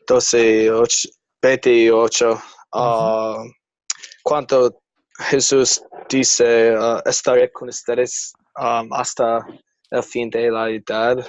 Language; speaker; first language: Spanish; non-native, learner; English